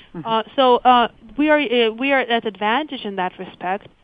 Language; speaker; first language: English; early bilingual, other home language; Lithuanian